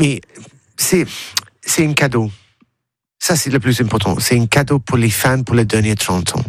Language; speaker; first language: French; non-native, learner; English